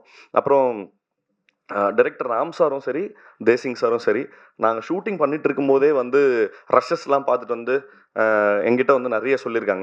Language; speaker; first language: Tamil; native; Tamil